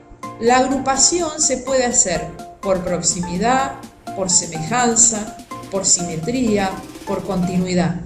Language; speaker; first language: Spanish; native; Spanish